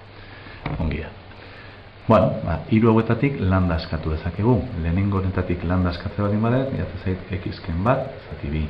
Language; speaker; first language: Basque; native; Basque